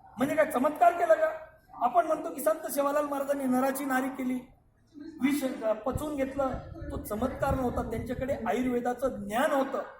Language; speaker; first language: Marathi; non-native, local second language; Lambadi